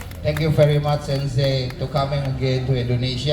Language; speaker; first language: English; non-native, learner; Indonesian